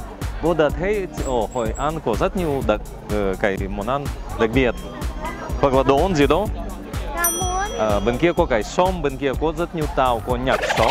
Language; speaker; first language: Vietnamese; non-native, learner; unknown